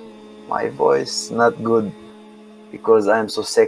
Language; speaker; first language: English; non-native, learner; Arabic